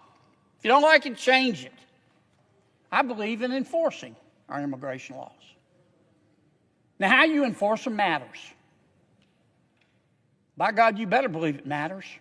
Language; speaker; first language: English; native; English